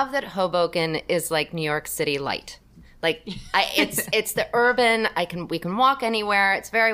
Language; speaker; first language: English; native; English